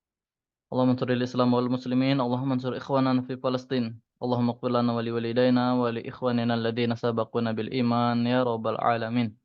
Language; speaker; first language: Arabic; non-native, fluent; Indonesian